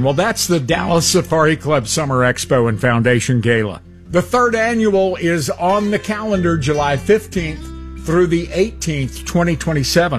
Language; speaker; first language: English; native; English